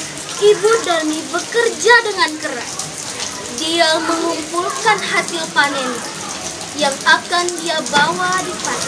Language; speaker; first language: Indonesian; non-native, local second language; Balinese